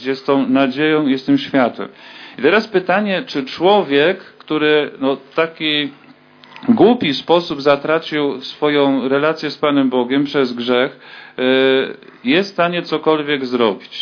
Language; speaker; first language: Polish; native; Polish